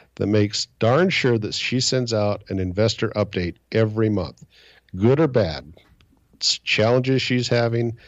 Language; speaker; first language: English; native; English